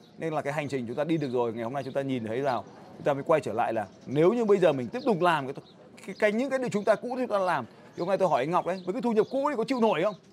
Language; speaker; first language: Vietnamese; native; Vietnamese